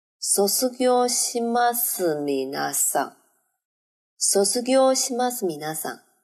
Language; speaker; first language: Japanese; non-native, fluent; Chinese